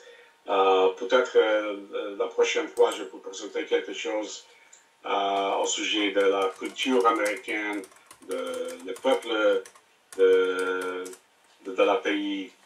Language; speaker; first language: French; non-native, learner; English